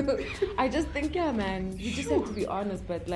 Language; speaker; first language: English; non-native, local second language; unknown